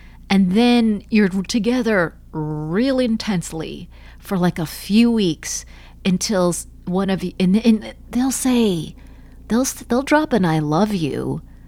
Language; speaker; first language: English; native; English